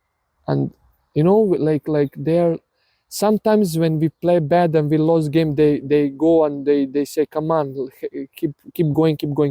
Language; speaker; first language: English; non-native, learner; Serbian